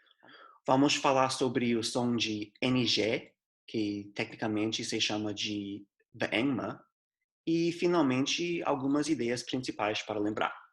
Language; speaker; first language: Portuguese; non-native, fluent; English